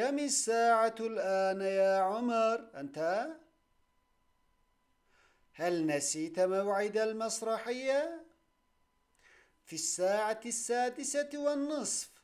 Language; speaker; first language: Arabic; non-native, fluent; Turkish